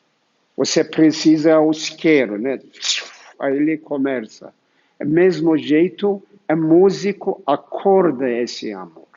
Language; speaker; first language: Portuguese; non-native, fluent; Turkish